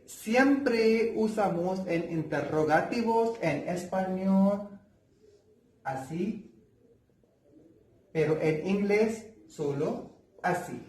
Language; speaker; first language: Spanish; non-native, learner; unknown